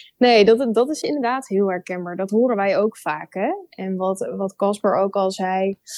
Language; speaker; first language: Dutch; native; Dutch